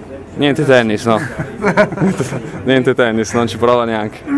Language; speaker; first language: Italian; non-native, local second language; German